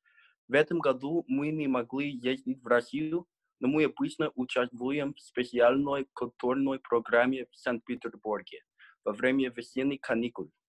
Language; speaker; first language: Russian; non-native, learner; English